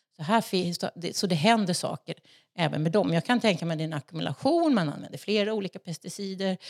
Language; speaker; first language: Swedish; native; Swedish